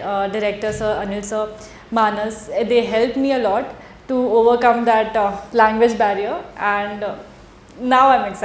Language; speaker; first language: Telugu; non-native, learner; Hindi